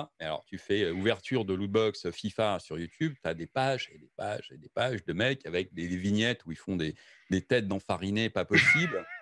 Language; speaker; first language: French; native; French